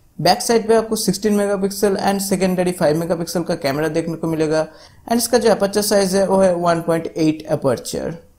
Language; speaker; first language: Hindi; non-native, local second language; Bangla